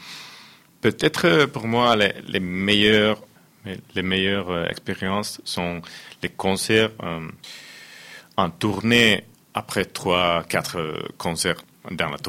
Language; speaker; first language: French; non-native, fluent; Finnish